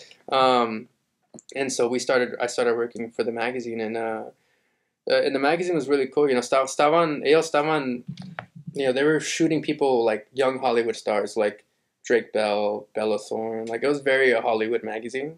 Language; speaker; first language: English; early bilingual, other home language; Spanish